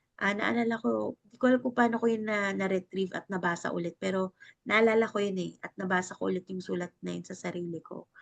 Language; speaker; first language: Filipino; native; Filipino